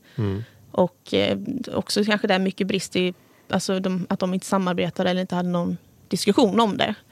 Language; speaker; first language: Swedish; native; Swedish